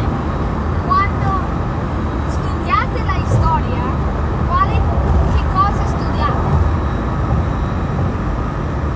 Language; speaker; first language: Italian; non-native, learner; English